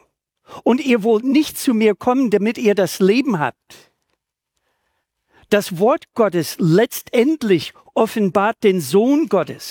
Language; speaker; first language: German; non-native, fluent; English